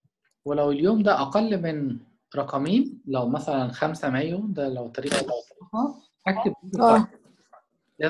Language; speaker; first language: Arabic; native; Arabic